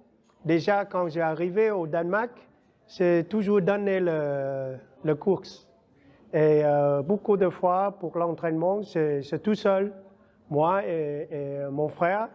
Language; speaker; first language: French; non-native, learner; Vietnamese